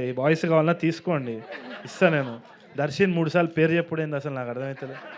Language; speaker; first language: Telugu; native; Telugu